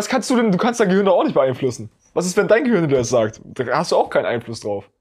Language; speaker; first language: German; native; German